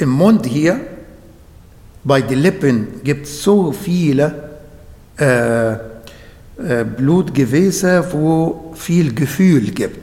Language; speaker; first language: German; non-native, fluent; Arabic